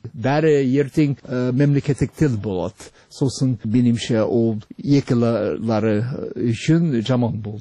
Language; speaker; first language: Kazakh; non-native, fluent; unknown